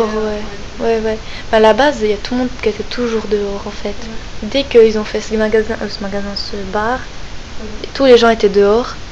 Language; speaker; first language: French; native; French